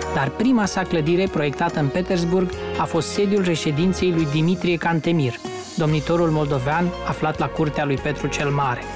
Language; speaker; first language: Romanian; native; Romanian